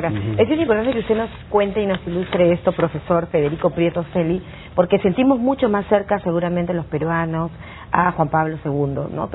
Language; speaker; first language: Spanish; native; Spanish